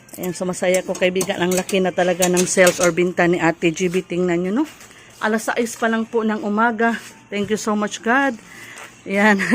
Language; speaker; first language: Filipino; non-native, local second language; Cebuano